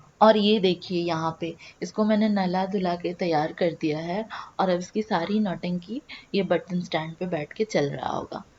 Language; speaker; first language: Hindi; non-native, local second language; Bangla